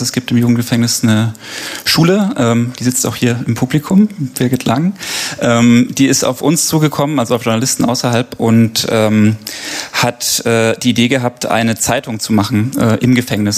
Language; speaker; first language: German; native; German